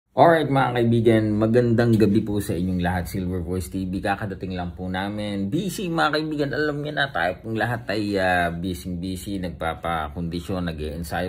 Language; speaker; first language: Filipino; native; Filipino